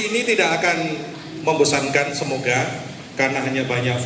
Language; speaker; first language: Indonesian; native; Indonesian